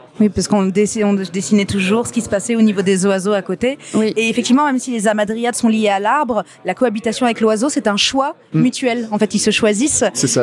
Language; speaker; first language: French; native; French